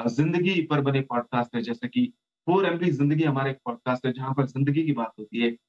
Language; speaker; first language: Hindi; native; Hindi